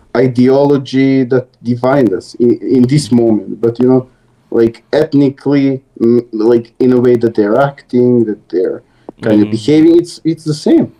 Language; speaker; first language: English; non-native, fluent; Serbian